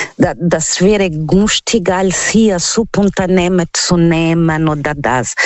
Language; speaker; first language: German; non-native, fluent; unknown